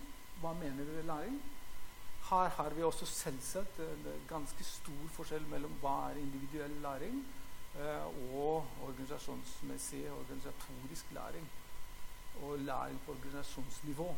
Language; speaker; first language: Norwegian; non-native, fluent; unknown